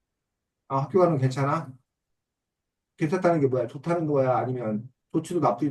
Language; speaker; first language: Korean; native; Korean